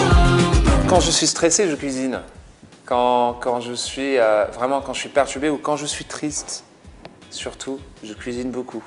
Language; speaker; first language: French; non-native, fluent; English